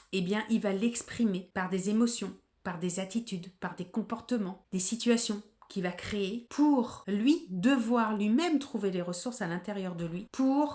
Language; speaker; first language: French; native; French